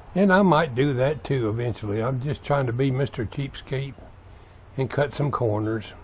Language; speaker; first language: English; native; English